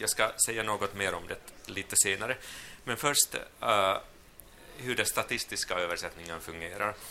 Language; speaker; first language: Swedish; non-native, local second language; Finnish